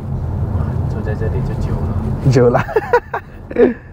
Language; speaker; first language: Chinese; native; Chinese